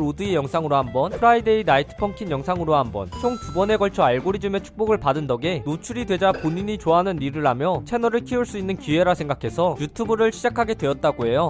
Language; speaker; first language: Korean; native; Korean